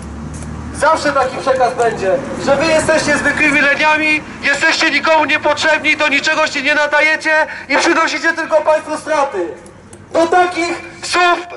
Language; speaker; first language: Polish; native; Polish